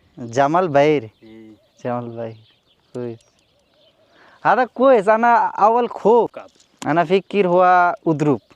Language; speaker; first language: Arabic; non-native, learner; Bangla